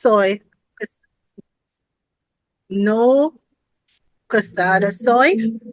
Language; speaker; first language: Spanish; non-native, learner; English